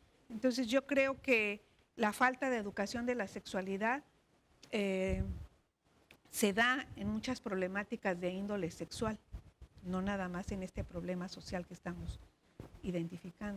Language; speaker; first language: Spanish; native; Spanish